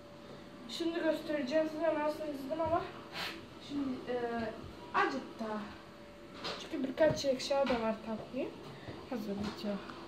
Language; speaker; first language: Turkish; non-native, fluent; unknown